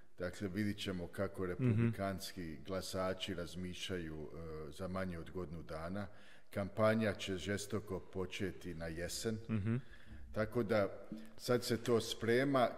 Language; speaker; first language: Croatian; early bilingual, heritage; Croatian